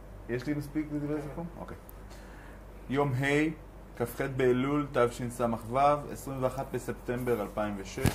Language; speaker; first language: Hebrew; native; Hebrew